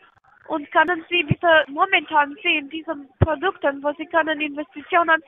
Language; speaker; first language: German; non-native, learner; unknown